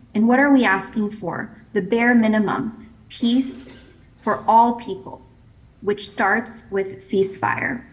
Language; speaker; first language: English; native; English